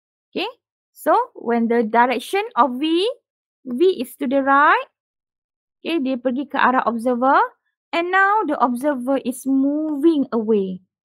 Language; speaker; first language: English; non-native, local second language; Malay